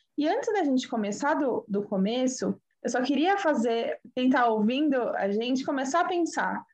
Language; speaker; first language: Portuguese; native; Portuguese